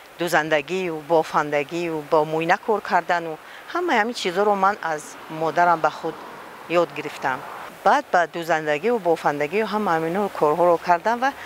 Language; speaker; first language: Tajik; non-native, local second language; Shughni